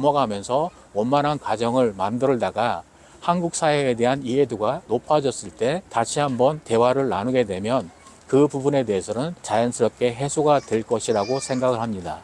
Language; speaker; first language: Korean; native; Korean